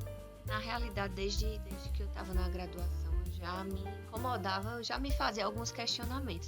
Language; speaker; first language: Portuguese; native; Portuguese